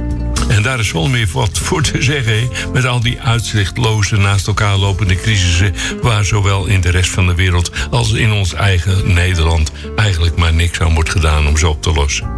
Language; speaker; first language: Dutch; native; Dutch